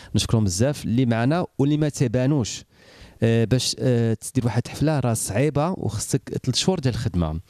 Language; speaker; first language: Arabic; early bilingual, heritage; Arabic